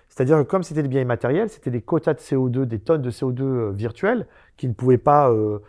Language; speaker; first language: French; native; French